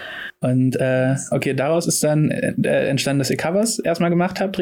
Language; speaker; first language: German; native; German